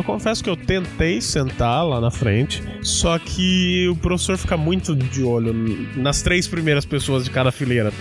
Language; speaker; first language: Portuguese; native; Portuguese